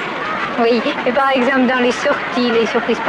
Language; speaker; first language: French; native; French